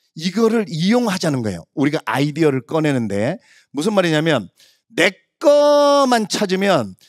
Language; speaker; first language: Korean; native; Korean